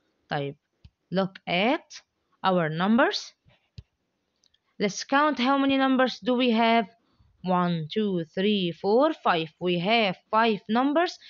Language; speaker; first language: English; non-native, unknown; Arabic